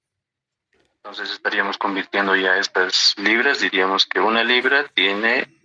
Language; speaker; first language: Spanish; native; Spanish